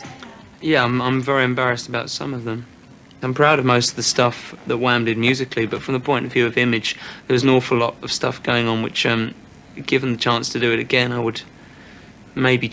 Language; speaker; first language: English; native; English